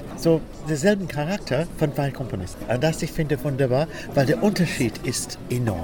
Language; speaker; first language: German; non-native, learner; English